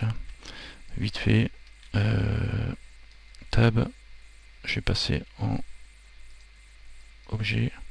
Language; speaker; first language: French; native; French